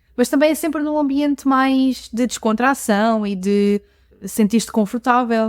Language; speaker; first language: Portuguese; native; Portuguese